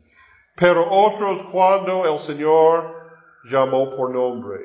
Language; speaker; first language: Spanish; non-native, learner; English